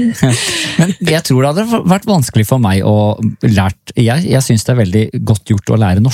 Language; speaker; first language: Norwegian; native; Norwegian